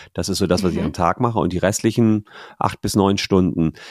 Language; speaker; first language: German; native; German